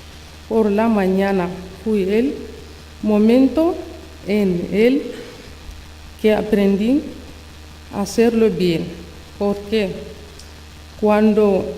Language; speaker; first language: Spanish; non-native, learner; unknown